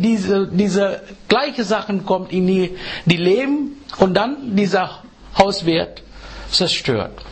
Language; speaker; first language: German; non-native, fluent; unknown